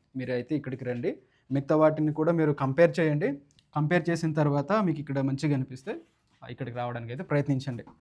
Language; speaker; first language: Telugu; non-native, local second language; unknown